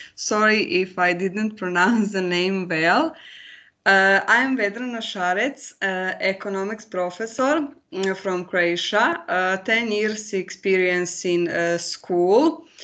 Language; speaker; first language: English; non-native, learner; Croatian